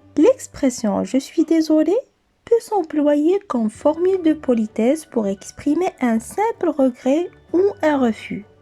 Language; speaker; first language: French; non-native, local second language; Arabic